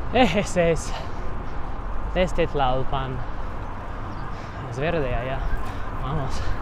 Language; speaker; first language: Spanish; non-native, learner; English